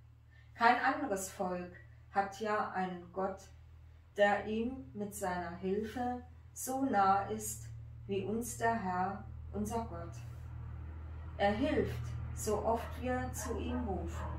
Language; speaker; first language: German; native; German